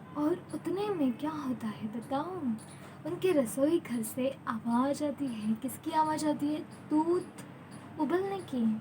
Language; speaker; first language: Hindi; non-native, local second language; Marathi